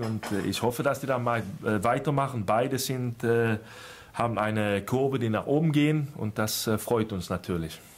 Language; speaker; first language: German; non-native, fluent; Swedish